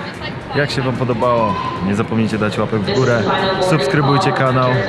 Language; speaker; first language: Polish; native; Polish